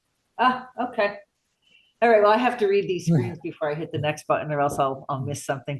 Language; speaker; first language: English; native; English